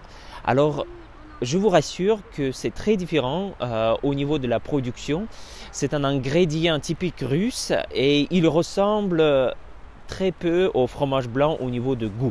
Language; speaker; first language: French; non-native, fluent; Russian